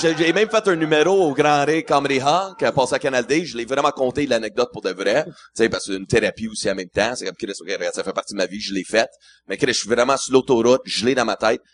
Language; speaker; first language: French; non-native, local second language; English